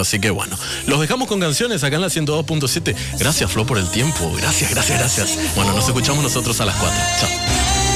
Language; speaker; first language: Spanish; native; Spanish